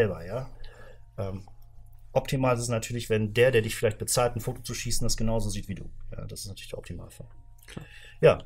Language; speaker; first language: German; native; German